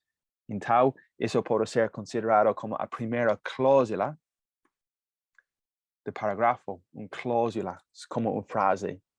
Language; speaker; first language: Portuguese; non-native, fluent; English